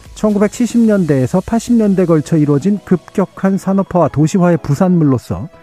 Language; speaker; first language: Korean; native; Korean